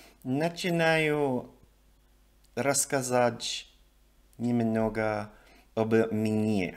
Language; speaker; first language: Russian; non-native, learner; English